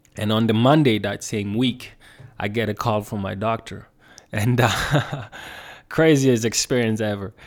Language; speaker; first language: English; non-native, fluent; Swedish